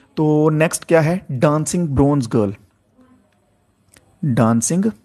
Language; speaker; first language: Hindi; native; Hindi